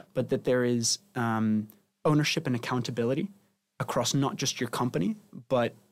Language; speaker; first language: English; non-native, fluent; Spanish